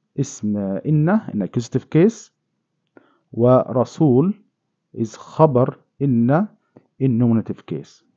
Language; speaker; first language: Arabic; non-native, fluent; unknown